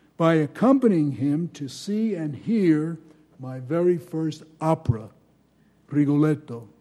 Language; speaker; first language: English; native; English